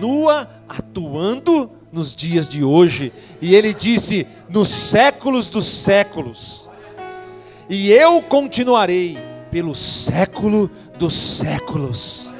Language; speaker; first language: Portuguese; native; Portuguese